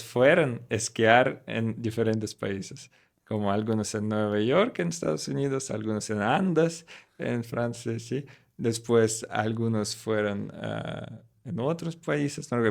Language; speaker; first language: Spanish; non-native, learner; Russian